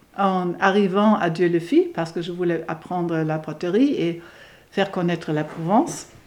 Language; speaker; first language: French; non-native, fluent; German